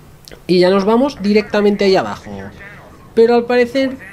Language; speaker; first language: Spanish; native; Spanish